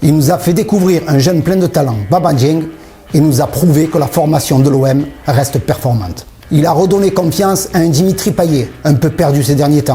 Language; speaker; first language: French; native; French